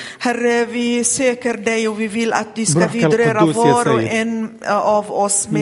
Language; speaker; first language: Swedish; non-native, fluent; Arabic